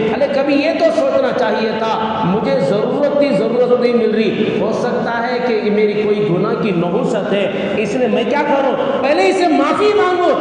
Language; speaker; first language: Urdu; native; Urdu